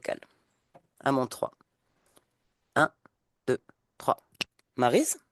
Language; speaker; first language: French; native; French